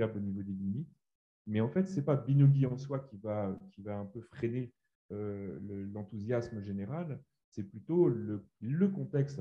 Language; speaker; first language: French; native; French